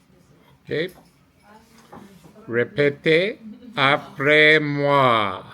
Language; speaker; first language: French; non-native, learner; English